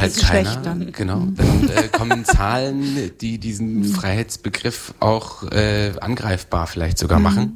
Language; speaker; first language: German; native; German